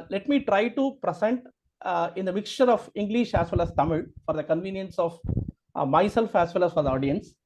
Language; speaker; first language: English; non-native, local second language; Tamil